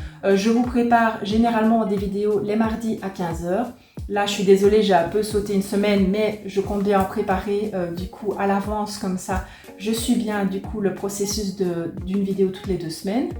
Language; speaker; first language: French; native; French